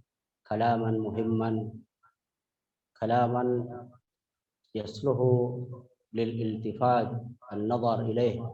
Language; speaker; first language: Arabic; non-native, fluent; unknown